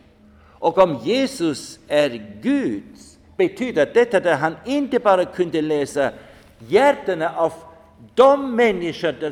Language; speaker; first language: Swedish; non-native, fluent; German